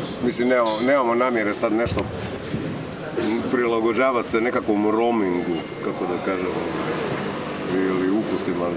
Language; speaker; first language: Croatian; native; Croatian